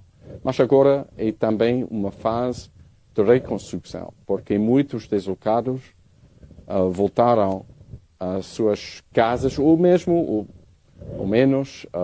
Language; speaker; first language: Portuguese; non-native, learner; English